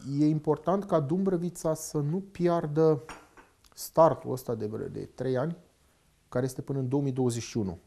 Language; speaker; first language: Romanian; non-native, local second language; Hungarian